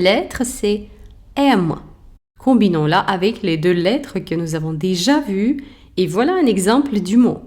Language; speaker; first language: French; non-native, fluent; Russian